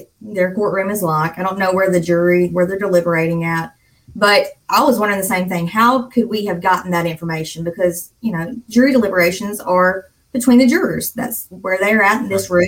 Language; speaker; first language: English; native; English